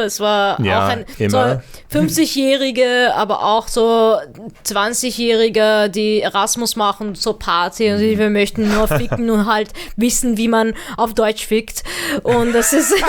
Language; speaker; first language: German; early bilingual, other home language; Arabic